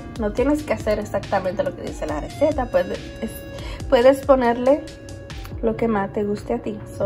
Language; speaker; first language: Spanish; early bilingual, heritage; Spanish